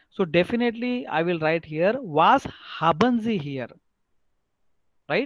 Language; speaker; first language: English; non-native, local second language; Marathi